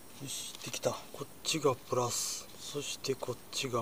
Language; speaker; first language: Japanese; native; Japanese